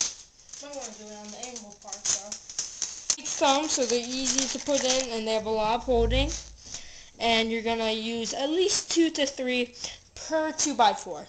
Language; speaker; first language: English; native; English